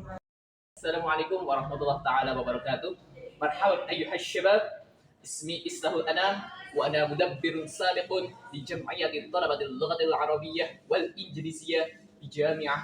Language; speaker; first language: Arabic; non-native, fluent; Indonesian